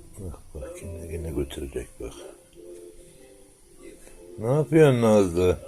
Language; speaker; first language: Turkish; native; Turkish